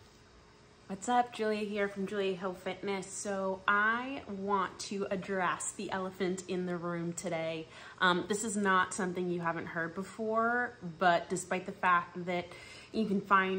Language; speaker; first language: English; native; English